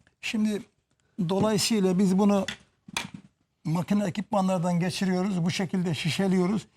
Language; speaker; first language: Turkish; native; Turkish